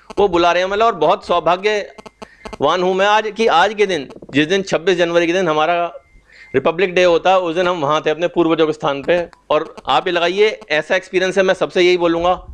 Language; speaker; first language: Hindi; native; Hindi